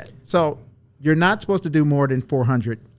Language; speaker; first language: English; native; English